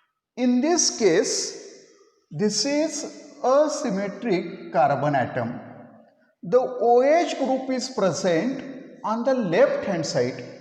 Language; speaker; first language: English; non-native, local second language; Marathi